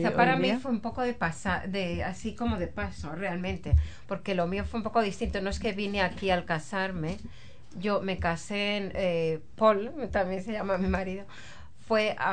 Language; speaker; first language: Spanish; native; Spanish